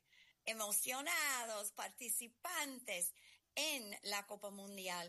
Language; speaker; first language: Spanish; non-native, fluent; English